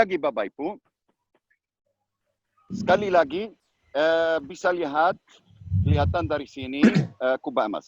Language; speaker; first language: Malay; non-native, learner; Hebrew